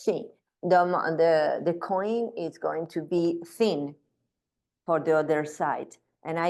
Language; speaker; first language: English; non-native, learner; Spanish